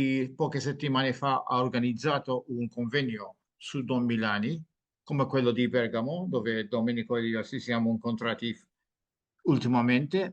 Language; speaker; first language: Italian; non-native, fluent; Maltese